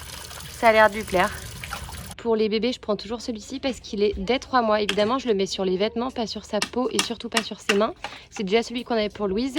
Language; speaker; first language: French; native; French